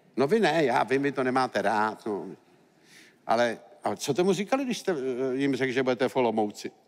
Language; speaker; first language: Czech; native; Czech